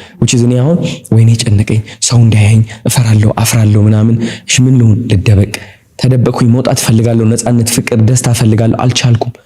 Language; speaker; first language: Amharic; non-native, local second language; Tigrinya